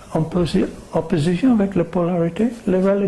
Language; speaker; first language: French; non-native, learner; English